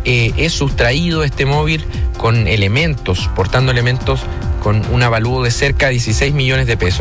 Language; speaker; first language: Spanish; native; Spanish